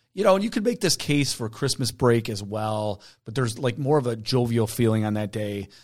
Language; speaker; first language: English; native; English